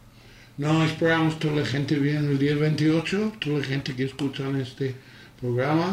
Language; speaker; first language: Spanish; non-native, learner; English